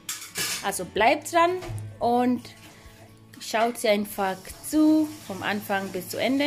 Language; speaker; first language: German; non-native, fluent; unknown